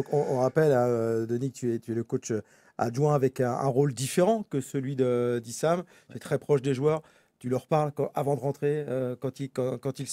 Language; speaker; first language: French; native; French